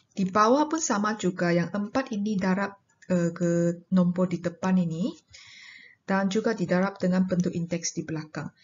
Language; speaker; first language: Malay; non-native, local second language; Chinese